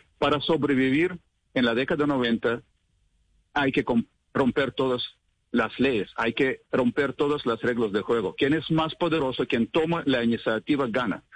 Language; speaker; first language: Spanish; non-native, fluent; Russian